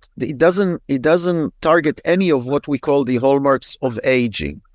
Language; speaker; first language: English; non-native, fluent; Hebrew